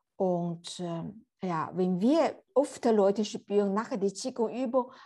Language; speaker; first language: German; non-native, learner; Chinese